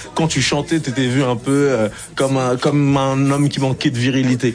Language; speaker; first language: French; native; French